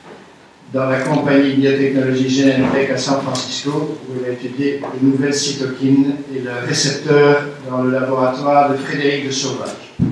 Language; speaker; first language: French; native; French